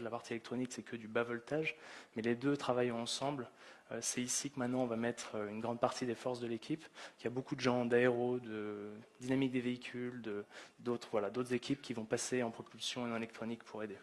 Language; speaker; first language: French; native; French